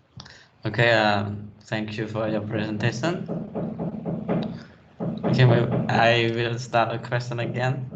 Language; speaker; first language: English; non-native, fluent; Khmer